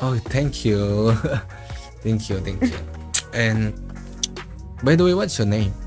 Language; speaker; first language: English; non-native, learner; Indonesian